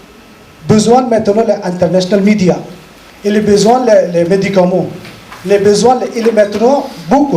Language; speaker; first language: French; non-native, learner; Rohingya